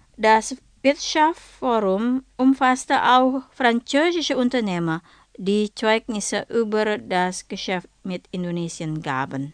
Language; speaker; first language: German; non-native, fluent; Indonesian